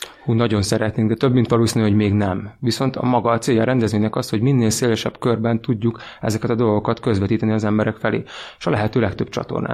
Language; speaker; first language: Hungarian; native; Hungarian